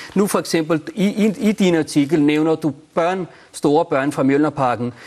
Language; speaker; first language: Danish; early bilingual, other home language; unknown